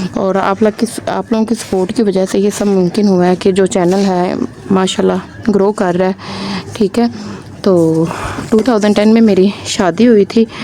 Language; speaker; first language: Urdu; non-native, local second language; Punjabi